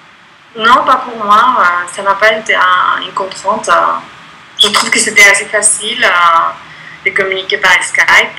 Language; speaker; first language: French; non-native, fluent; Spanish